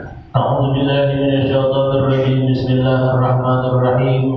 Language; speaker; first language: Arabic; non-native, fluent; Banjar